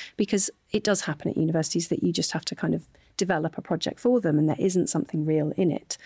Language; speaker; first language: English; native; English